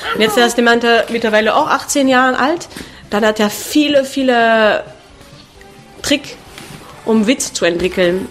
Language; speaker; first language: German; non-native, fluent; French